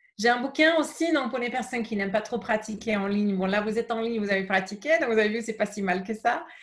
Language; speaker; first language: French; non-native, fluent; English